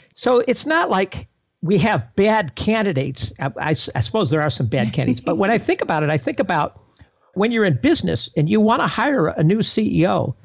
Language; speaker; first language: English; native; English